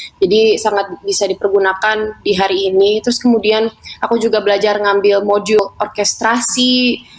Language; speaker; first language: Indonesian; native; Indonesian